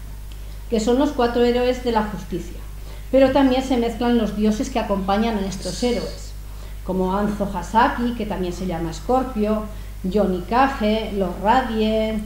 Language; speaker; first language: Spanish; native; Spanish